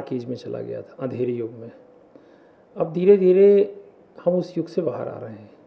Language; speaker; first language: Hindi; native; Hindi